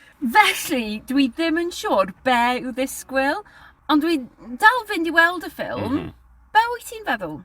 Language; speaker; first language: Welsh; non-native, learner; English